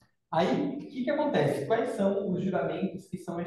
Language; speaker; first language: Portuguese; native; Portuguese